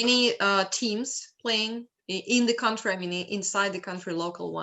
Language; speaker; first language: English; non-native, fluent; Russian